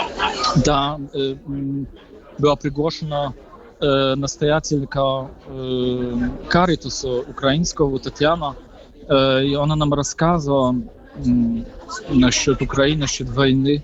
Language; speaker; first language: Russian; non-native, fluent; Polish